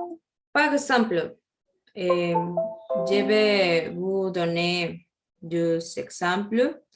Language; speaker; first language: French; non-native, learner; Spanish